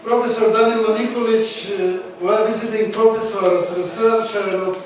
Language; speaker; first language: English; non-native, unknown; Albanian